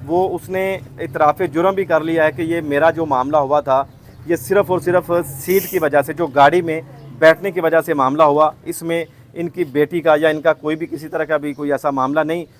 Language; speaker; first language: Hindi; non-native, local second language; Punjabi